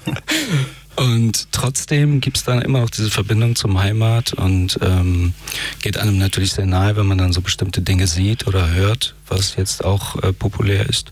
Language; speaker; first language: German; early bilingual, other home language; Persian